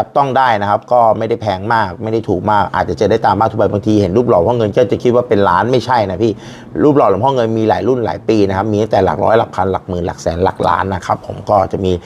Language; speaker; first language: Thai; native; Thai